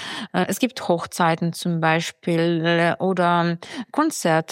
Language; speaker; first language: German; non-native, fluent; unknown